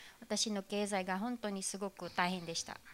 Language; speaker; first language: Japanese; non-native, fluent; Filipino